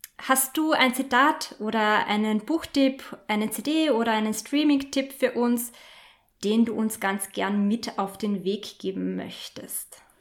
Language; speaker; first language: German; native; German